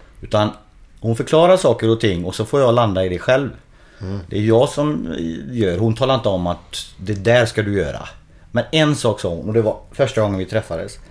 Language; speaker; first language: Swedish; native; Swedish